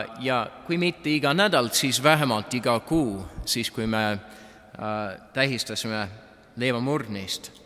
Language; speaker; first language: Estonian; non-native, fluent; English